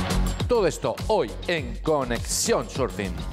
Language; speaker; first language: Spanish; native; Spanish